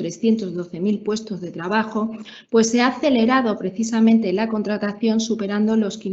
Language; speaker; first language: Spanish; native; Spanish